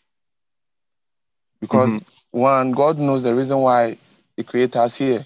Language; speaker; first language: English; non-native, local second language; Ewe